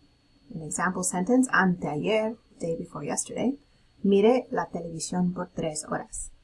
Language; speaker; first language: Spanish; non-native, fluent; English